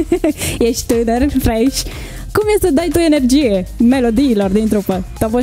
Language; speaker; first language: Romanian; native; Romanian